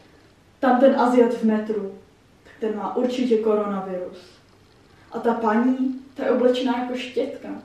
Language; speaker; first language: Czech; early bilingual, heritage; Czech